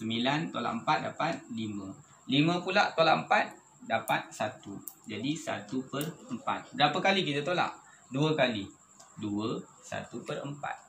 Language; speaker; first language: Malay; native; Malay